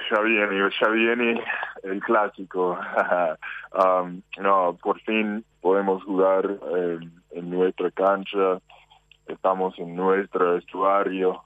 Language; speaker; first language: Spanish; non-native, fluent; English